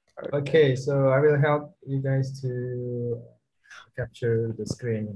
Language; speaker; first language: English; non-native, fluent; Indonesian